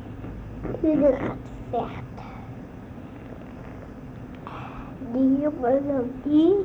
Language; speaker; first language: Dutch; early bilingual, other home language; Arabic